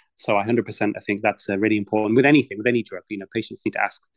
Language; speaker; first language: English; native; English